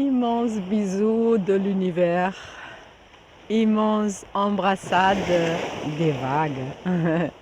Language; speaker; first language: French; non-native, fluent; German